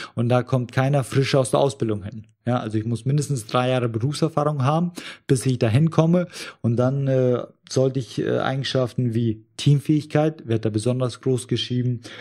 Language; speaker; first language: German; early bilingual, other home language; Russian